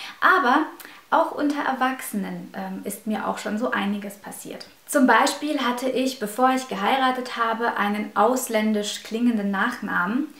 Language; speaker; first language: German; early bilingual, other home language; Russian